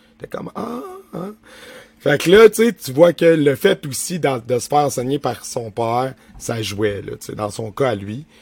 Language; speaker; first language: French; native; French